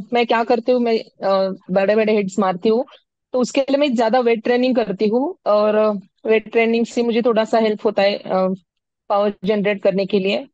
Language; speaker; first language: Hindi; non-native, local second language; Marathi